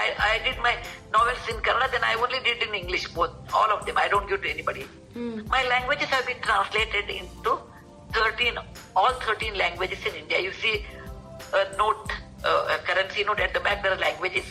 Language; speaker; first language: English; non-native, local second language; Kannada